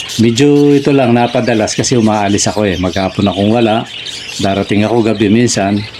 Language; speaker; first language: Filipino; native; Filipino